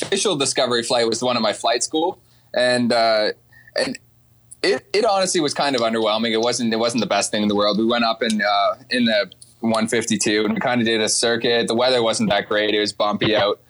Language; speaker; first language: English; native; English